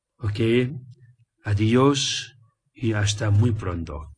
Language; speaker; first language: Spanish; non-native, learner; Tibetan